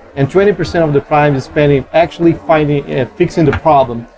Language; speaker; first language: English; non-native, fluent; Portuguese